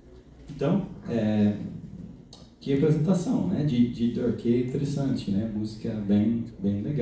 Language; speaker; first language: Portuguese; non-native, fluent; English